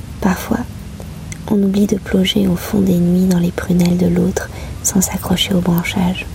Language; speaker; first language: French; native; French